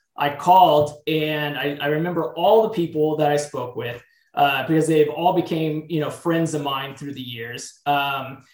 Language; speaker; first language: English; native; English